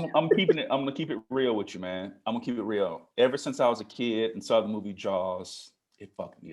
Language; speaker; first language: English; native; English